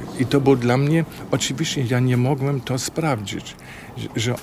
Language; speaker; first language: Polish; non-native, fluent; German